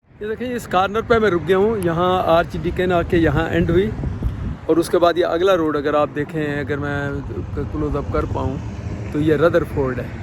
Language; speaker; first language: Urdu; native; Urdu